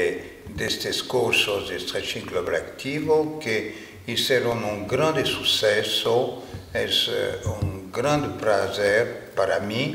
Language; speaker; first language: Spanish; non-native, fluent; French